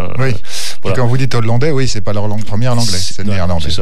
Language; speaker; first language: French; native; French